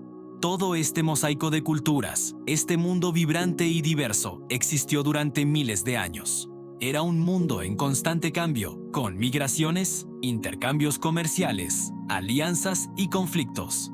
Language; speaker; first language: Spanish; native; Spanish